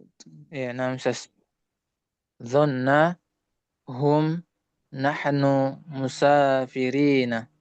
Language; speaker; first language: Arabic; non-native, learner; Indonesian